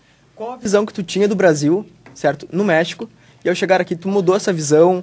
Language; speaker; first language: Portuguese; native; Portuguese